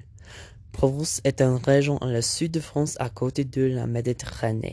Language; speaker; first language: French; non-native, learner; English